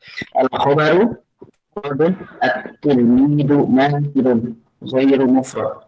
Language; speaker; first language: Arabic; non-native, learner; Indonesian